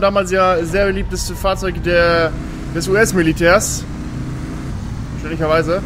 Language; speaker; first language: German; native; German